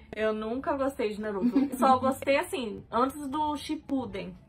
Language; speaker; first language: Portuguese; native; Portuguese